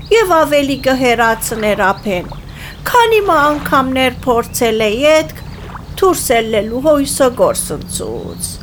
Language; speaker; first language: Armenian; early bilingual, heritage; Armenian